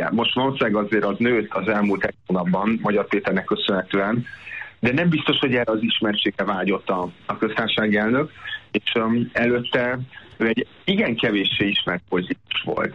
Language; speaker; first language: Hungarian; native; Hungarian